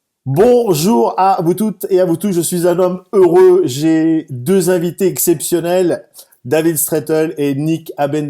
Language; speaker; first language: French; native; French